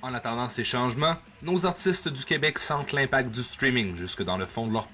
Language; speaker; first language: French; native; French